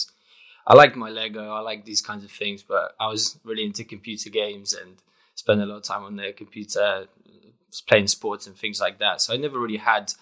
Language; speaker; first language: English; non-native, fluent; Polish